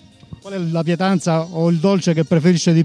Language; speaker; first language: Italian; native; Italian